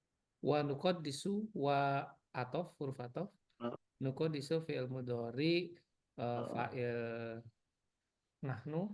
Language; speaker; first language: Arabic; non-native, learner; Indonesian